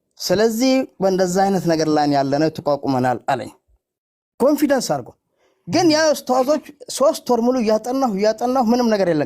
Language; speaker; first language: Amharic; non-native, local second language; Afar